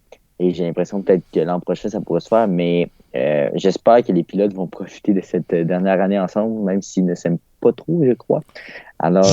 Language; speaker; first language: French; native; French